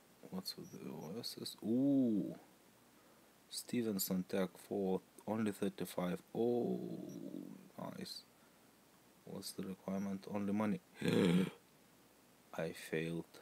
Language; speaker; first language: English; non-native, fluent; Lithuanian